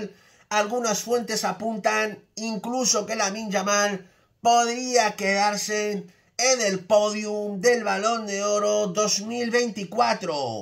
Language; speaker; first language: Spanish; native; Spanish